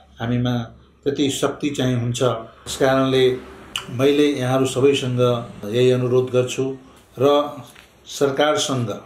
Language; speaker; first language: Nepali; non-native, local second language; Maithili